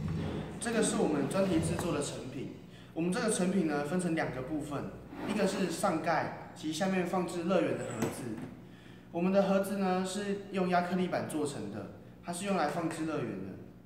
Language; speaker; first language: Chinese; native; Chinese